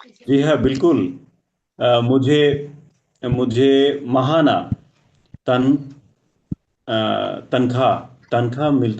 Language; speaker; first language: Hindi; non-native, learner; Bangla